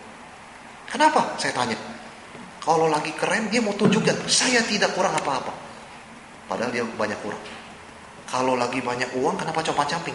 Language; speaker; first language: Indonesian; native; Indonesian